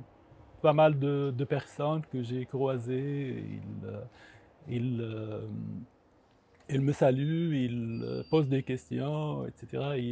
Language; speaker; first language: French; non-native, local second language; Arabic